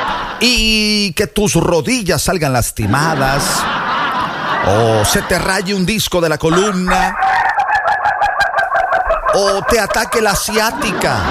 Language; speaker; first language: Spanish; native; Spanish